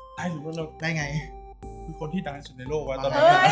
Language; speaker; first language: Thai; native; Thai